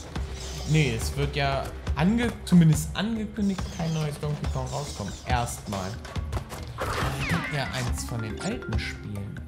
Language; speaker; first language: German; native; German